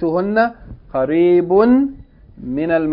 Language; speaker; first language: Arabic; non-native, fluent; English